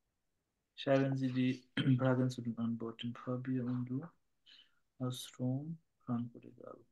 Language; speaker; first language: German; non-native, learner; Bangla